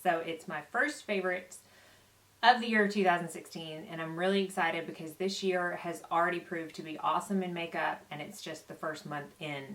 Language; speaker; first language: English; native; English